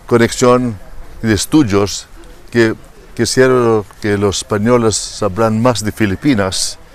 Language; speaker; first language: Spanish; non-native, fluent; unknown